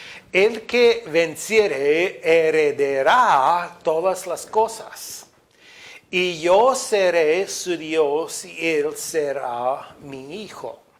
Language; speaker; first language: Spanish; non-native, fluent; English